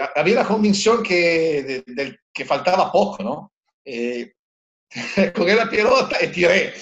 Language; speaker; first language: Spanish; non-native, learner; Italian